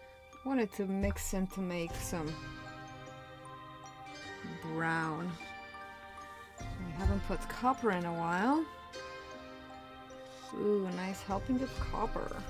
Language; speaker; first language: English; non-native, fluent; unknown